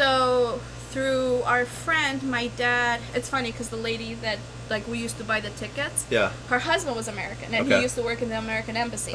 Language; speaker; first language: English; non-native, fluent; Albanian